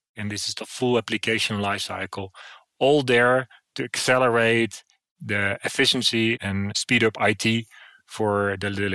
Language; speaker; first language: English; non-native, fluent; Dutch